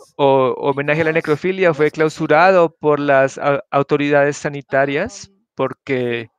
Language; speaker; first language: Spanish; native; Spanish